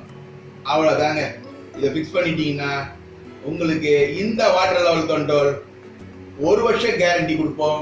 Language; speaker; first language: Tamil; native; Tamil